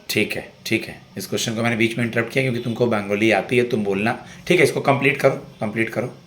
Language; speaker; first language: Hindi; native; Hindi